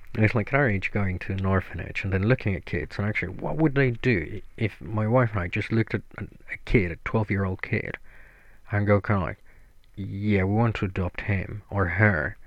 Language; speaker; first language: English; non-native, fluent; Spanish